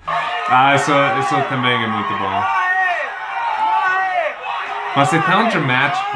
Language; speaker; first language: Portuguese; non-native, fluent; English